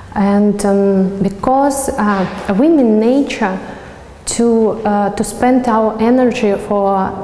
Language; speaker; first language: English; non-native, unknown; Russian